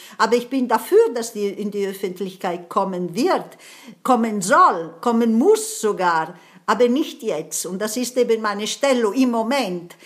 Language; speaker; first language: German; non-native, fluent; Italian